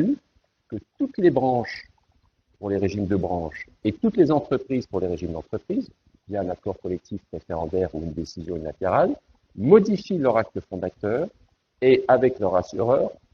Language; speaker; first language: French; native; French